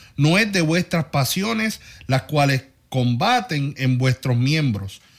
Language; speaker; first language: Spanish; early bilingual, heritage; Spanish